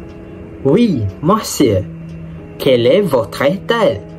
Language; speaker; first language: French; non-native, learner; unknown